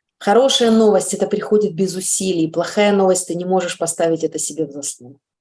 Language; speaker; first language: Russian; native; Russian